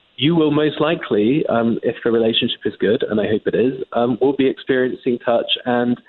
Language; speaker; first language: English; native; English